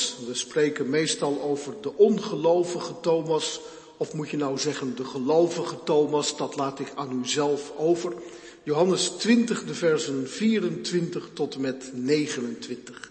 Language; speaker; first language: Dutch; native; Dutch